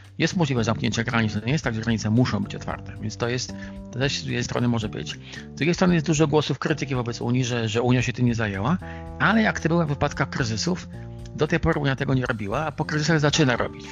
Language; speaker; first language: Polish; native; Polish